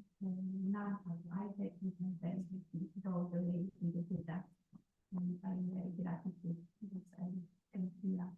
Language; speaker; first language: English; non-native, learner; Polish